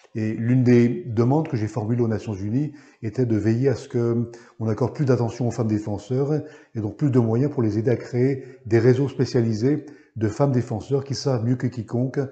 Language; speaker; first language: French; native; French